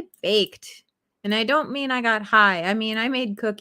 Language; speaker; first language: English; native; English